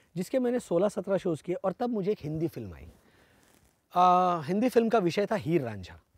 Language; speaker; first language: Hindi; non-native, local second language; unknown